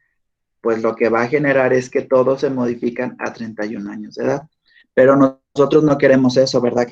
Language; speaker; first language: Spanish; native; Spanish